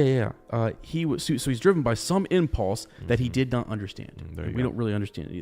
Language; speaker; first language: English; native; English